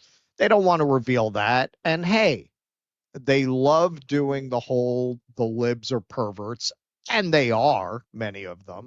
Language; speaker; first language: English; native; English